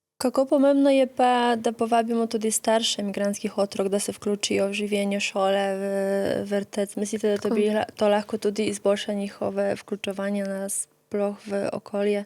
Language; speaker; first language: Slovenian; native; Slovenian